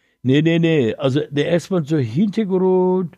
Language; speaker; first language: German; non-native, learner; Persian